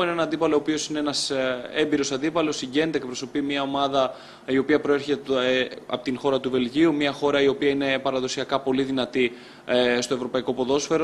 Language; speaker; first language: Greek; native; Greek